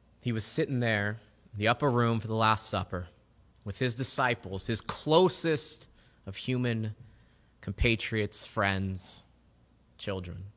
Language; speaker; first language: English; native; English